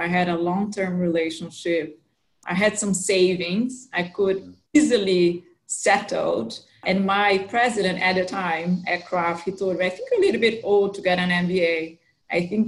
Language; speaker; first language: English; non-native, fluent; Portuguese